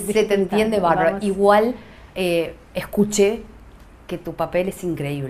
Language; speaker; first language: Spanish; native; Spanish